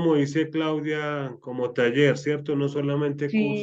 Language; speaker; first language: Spanish; native; Spanish